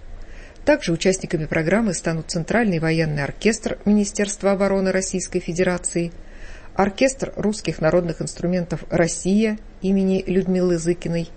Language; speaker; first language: Russian; native; Russian